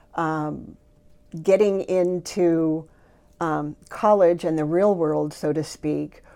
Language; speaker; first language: English; native; English